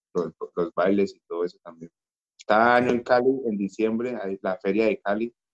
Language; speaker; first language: Spanish; native; Spanish